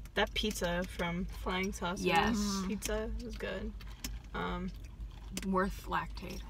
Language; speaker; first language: English; native; English